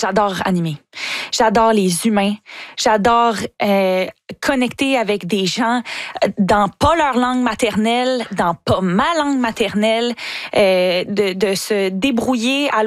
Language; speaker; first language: French; native; French